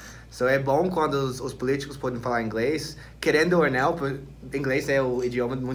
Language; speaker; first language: Portuguese; non-native, fluent; English